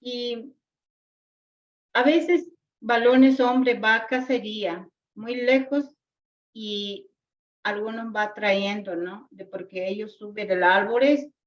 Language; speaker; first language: Spanish; non-native, local second language; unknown